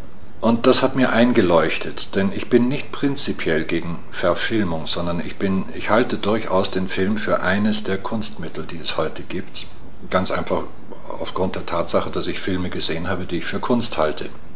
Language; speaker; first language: German; native; German